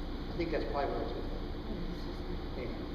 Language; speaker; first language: English; native; English